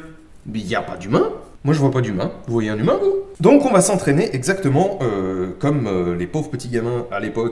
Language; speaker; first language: French; native; French